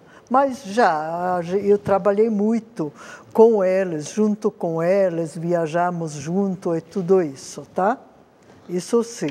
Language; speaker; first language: Portuguese; non-native, fluent; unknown